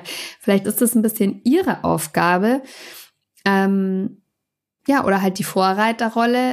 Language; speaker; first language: German; native; German